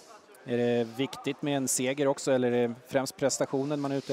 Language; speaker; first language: Swedish; native; Swedish